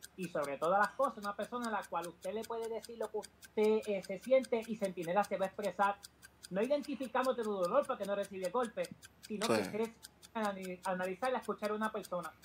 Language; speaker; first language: Spanish; native; Spanish